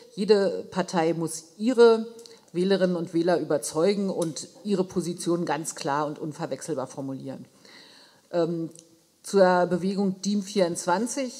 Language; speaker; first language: German; native; German